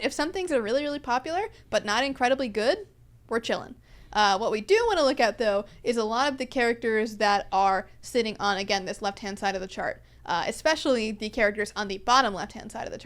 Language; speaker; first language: English; native; English